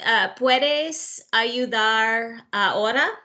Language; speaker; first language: Spanish; non-native, learner; English